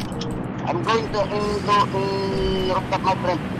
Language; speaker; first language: English; non-native, local second language; Cebuano